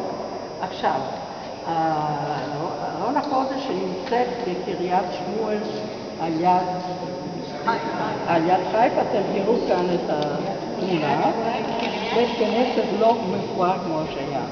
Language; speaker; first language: Hebrew; non-native, fluent; Italian